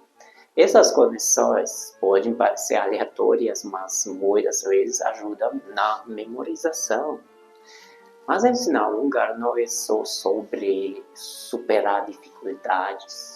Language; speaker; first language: Portuguese; non-native, fluent; Hungarian